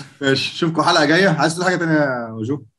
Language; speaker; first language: Arabic; native; Arabic